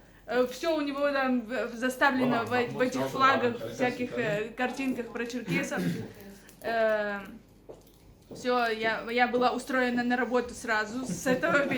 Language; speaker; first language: Russian; native; Russian